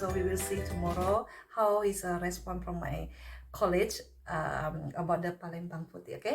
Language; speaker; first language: English; non-native, learner; Indonesian